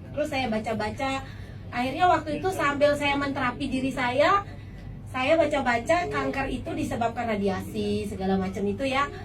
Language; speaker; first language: Indonesian; native; Indonesian